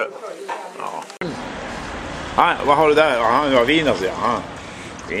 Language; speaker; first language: Swedish; native; Swedish